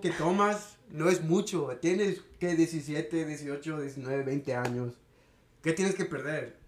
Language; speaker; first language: Spanish; early bilingual, heritage; Spanish